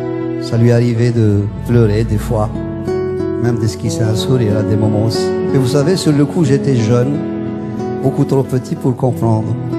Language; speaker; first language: French; non-native, local second language; Kabyle